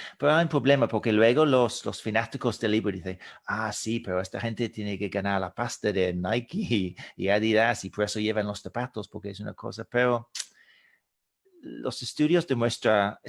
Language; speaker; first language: Spanish; non-native, fluent; English